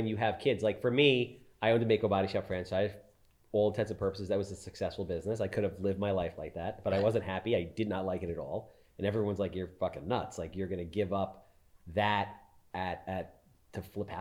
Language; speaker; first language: English; native; English